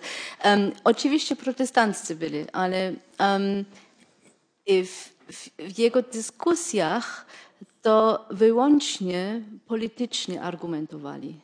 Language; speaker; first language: Polish; non-native, fluent; German